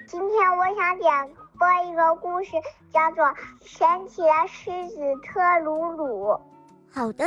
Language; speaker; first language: Chinese; native; Chinese